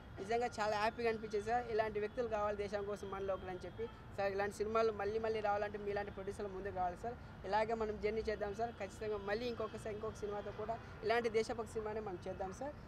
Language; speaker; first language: Telugu; native; Telugu